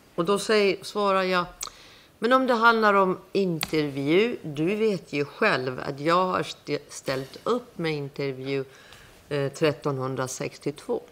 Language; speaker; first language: Swedish; non-native, fluent; Persian